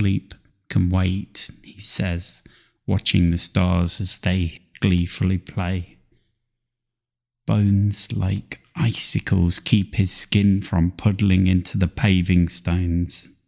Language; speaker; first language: English; native; English